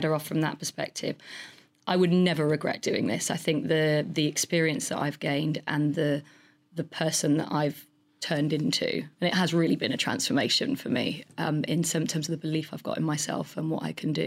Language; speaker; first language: English; native; English